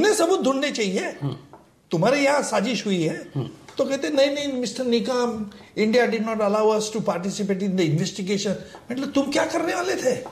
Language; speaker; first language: Hindi; non-native, local second language; Marathi